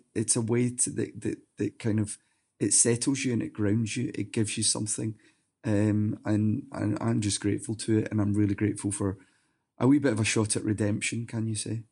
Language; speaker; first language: English; native; English